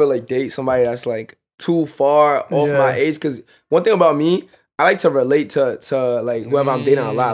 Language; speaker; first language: English; native; English